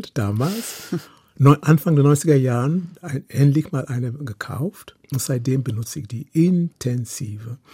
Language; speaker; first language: German; non-native, fluent; Yoruba